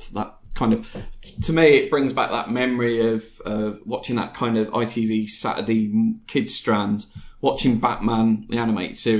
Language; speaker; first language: English; native; English